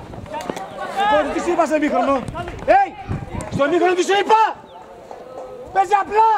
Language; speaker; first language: Greek; native; Greek